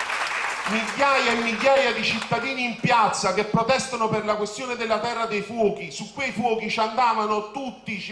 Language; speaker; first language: Italian; native; Italian